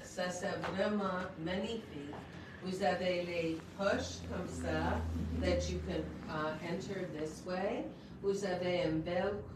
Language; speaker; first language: French; non-native, local second language; English